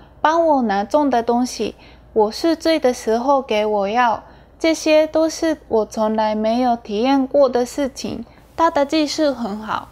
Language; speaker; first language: Chinese; non-native, fluent; Japanese